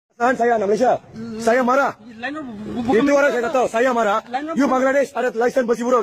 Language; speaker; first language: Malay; non-native, local second language; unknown